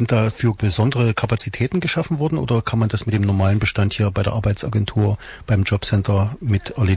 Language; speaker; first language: German; native; German